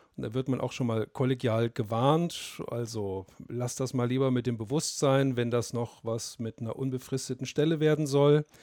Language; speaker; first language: German; native; German